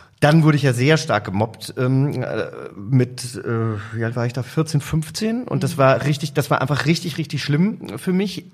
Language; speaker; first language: German; native; German